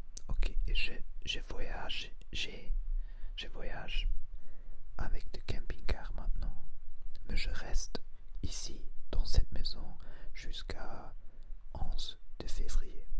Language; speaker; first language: French; non-native, learner; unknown